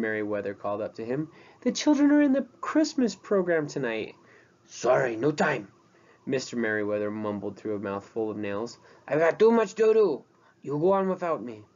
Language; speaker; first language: English; native; English